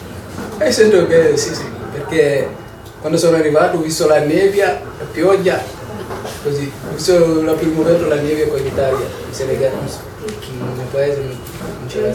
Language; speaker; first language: Italian; non-native, learner; Wolof